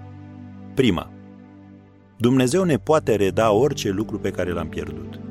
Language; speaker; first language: Romanian; native; Romanian